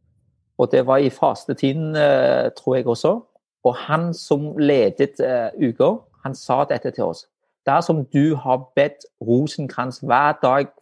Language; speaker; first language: Norwegian; non-native, fluent; Vietnamese